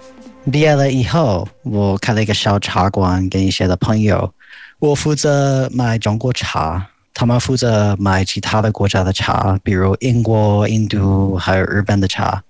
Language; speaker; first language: Chinese; non-native, fluent; English